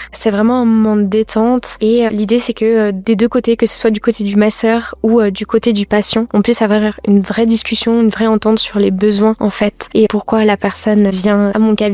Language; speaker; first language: French; native; French